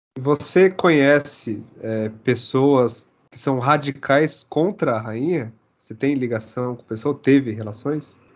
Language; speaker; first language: Portuguese; native; Portuguese